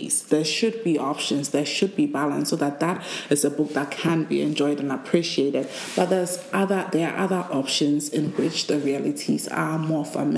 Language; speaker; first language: English; non-native, local second language; Akan